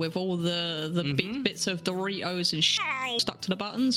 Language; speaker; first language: English; native; English